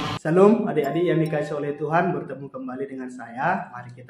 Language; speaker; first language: Indonesian; native; Indonesian